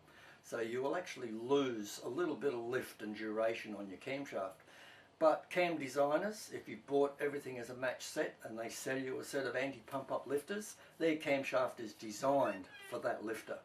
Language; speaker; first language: English; native; English